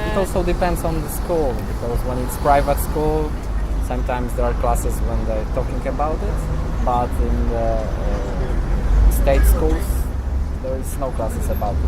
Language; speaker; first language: English; non-native, learner; Polish